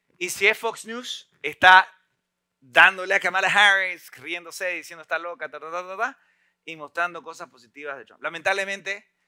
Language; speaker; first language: Spanish; native; Spanish